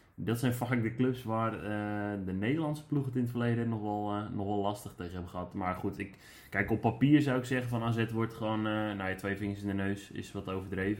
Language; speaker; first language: Dutch; native; Dutch